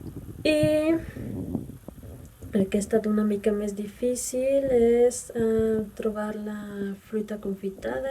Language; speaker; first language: Catalan; non-native, fluent; Spanish